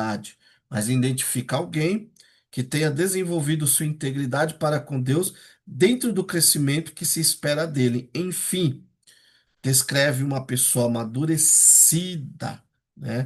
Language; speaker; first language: Portuguese; native; Portuguese